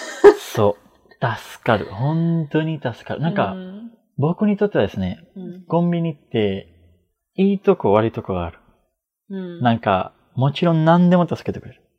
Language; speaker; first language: Japanese; non-native, fluent; Spanish